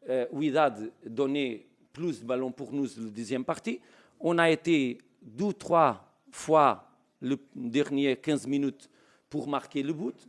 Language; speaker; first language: French; non-native, learner; Portuguese